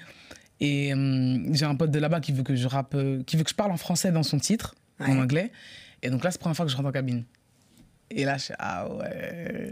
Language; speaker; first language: French; native; French